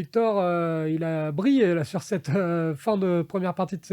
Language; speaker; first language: French; native; French